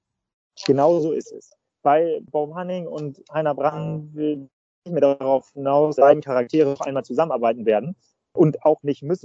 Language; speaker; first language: German; native; German